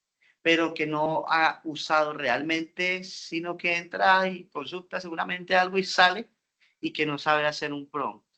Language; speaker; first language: Spanish; native; Spanish